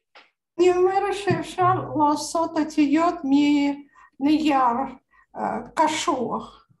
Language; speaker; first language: Hebrew; non-native, learner; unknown